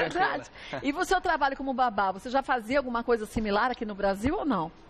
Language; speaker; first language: Portuguese; native; Portuguese